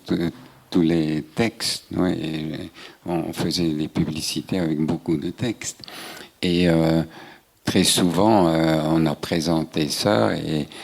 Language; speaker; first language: French; non-native, local second language; German